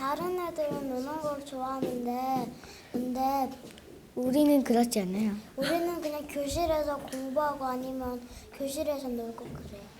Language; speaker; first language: Korean; early bilingual, other home language; Mongolian